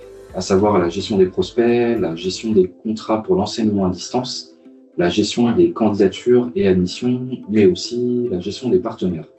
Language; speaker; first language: French; native; French